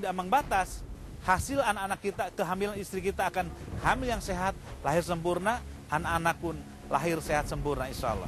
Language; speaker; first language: Indonesian; native; Indonesian